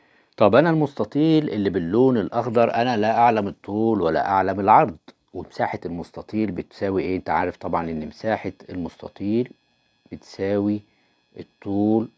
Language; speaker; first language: Arabic; native; Arabic